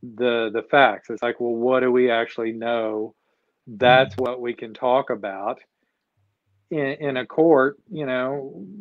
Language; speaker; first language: English; native; English